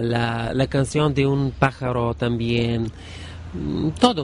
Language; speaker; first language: Spanish; non-native, learner; Bulgarian